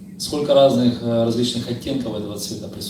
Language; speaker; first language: Russian; native; Russian